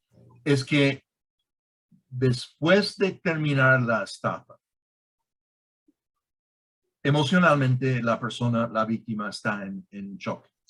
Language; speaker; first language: Spanish; non-native, fluent; English